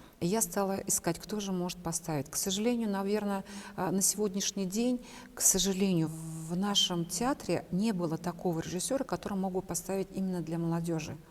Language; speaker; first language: Russian; non-native, local second language; Chuvash